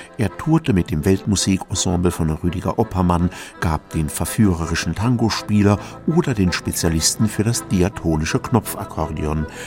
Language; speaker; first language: German; native; German